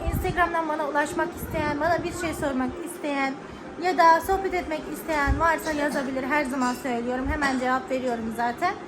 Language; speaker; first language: Turkish; native; Turkish